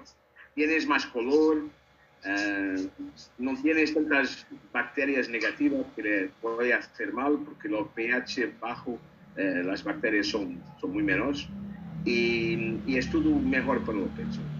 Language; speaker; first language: Spanish; non-native, learner; Portuguese